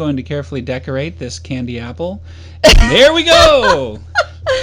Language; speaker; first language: English; native; English